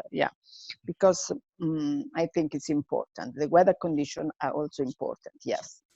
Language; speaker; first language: English; non-native, fluent; Italian